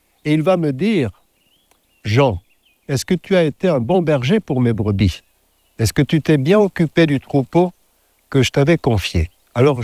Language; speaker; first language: French; native; French